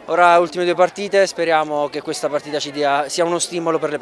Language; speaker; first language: Italian; native; Italian